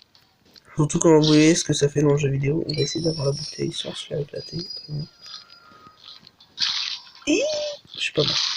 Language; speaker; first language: French; native; French